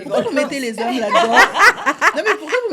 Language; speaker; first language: French; native; French